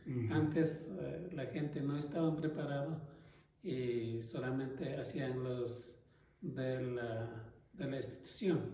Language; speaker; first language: Spanish; non-native, local second language; Quechua